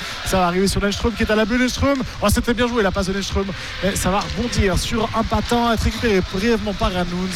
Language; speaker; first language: French; native; French